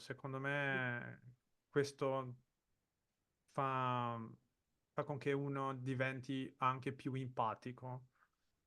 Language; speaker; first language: Italian; non-native, fluent; Portuguese